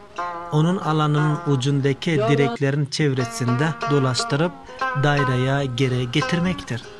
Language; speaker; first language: Turkish; native; Turkish